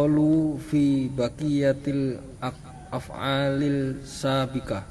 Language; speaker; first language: Arabic; non-native, learner; Indonesian